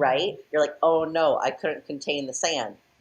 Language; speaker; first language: English; native; English